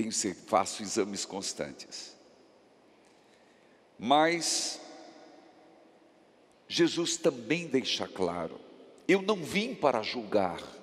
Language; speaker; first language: Portuguese; native; Portuguese